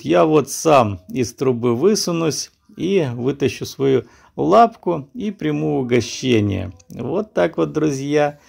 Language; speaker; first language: Russian; native; Russian